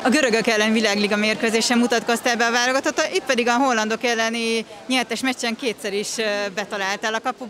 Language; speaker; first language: Hungarian; native; Hungarian